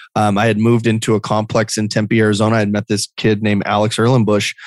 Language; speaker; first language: English; native; English